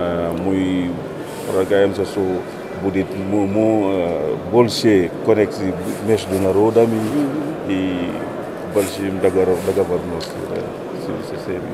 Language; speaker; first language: Russian; non-native, learner; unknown